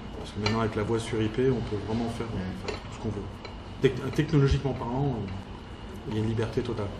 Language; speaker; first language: French; early bilingual, heritage; French